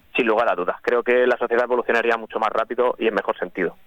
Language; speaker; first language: Spanish; native; Spanish